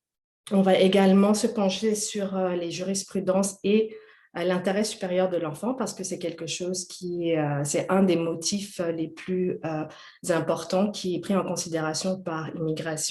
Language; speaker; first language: French; native; French